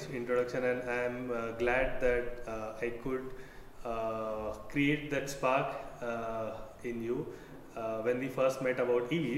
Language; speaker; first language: English; non-native, local second language; Marathi